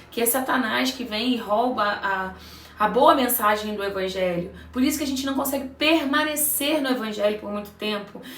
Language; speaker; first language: Portuguese; native; Portuguese